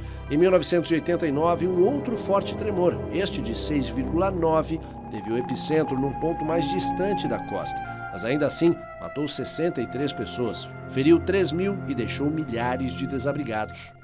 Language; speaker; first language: Portuguese; native; Portuguese